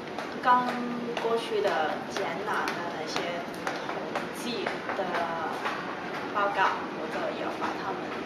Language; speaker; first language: Chinese; non-native, local second language; Cantonese